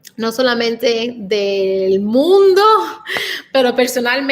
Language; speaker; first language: Spanish; early bilingual, heritage; Spanish